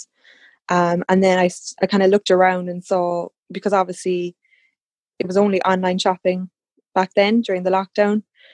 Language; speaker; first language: English; native; English